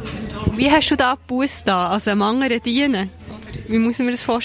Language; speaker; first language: German; native; German